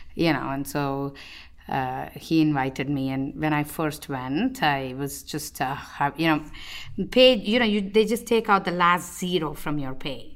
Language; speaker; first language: English; non-native, local second language; Tamil